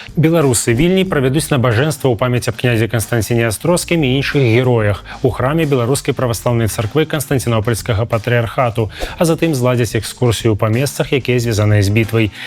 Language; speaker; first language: Belarusian; native; Belarusian